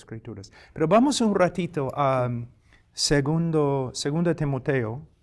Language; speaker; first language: Spanish; non-native, fluent; English